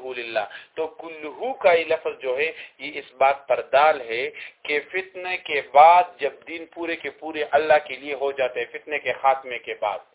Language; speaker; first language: Urdu; non-native, local second language; Pashto